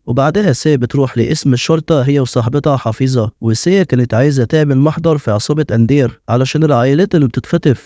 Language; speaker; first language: Arabic; native; Arabic